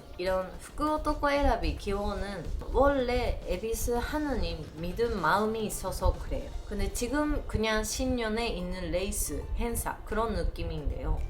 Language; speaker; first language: Korean; non-native, learner; Japanese